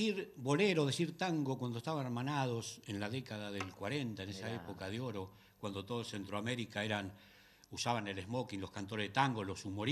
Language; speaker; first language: Spanish; native; Spanish